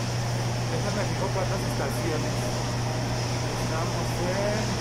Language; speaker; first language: Spanish; native; Spanish